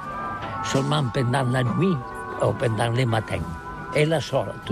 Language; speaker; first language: French; non-native, learner; Catalan